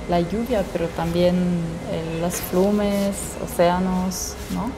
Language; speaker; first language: Spanish; non-native, fluent; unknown